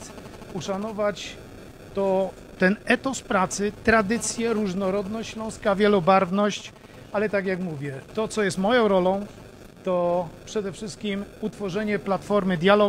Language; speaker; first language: Polish; native; Polish